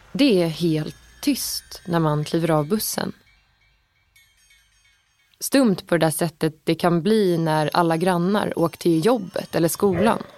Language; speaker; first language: Swedish; native; Swedish